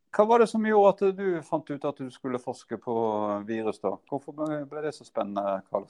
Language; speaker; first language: Norwegian; native; Norwegian